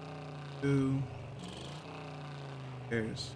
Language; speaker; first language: English; native; English